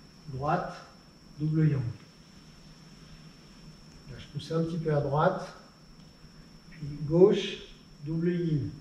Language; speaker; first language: French; native; French